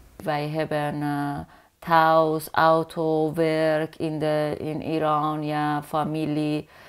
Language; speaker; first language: Dutch; non-native, learner; Persian